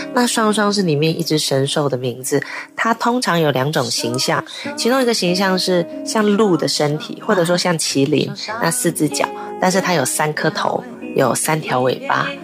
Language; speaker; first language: Chinese; non-native, local second language; Hakka Chinese